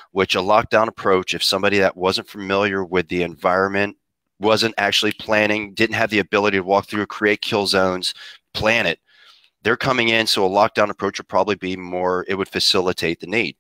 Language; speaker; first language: English; native; English